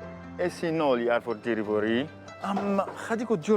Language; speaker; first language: Welsh; non-native, fluent; French